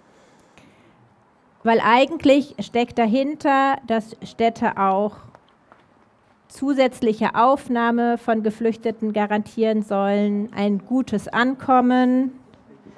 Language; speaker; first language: German; native; German